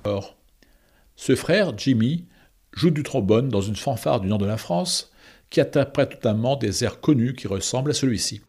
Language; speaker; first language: French; native; French